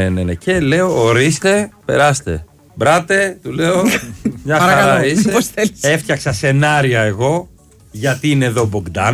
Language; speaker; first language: Greek; native; Greek